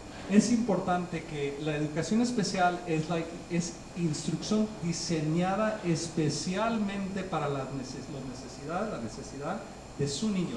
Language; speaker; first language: Spanish; early bilingual, heritage; Spanish